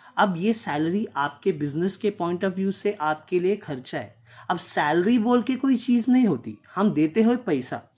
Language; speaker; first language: Hindi; non-native, local second language; Tulu